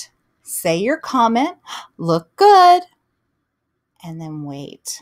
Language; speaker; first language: English; native; English